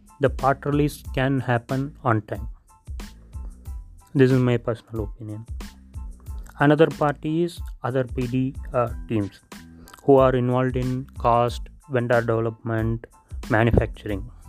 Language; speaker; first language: English; non-native, local second language; Tamil